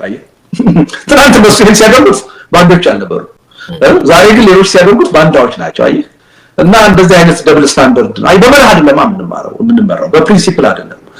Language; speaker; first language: Amharic; native; Amharic